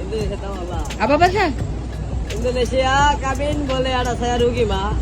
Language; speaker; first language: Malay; non-native, learner; Bangla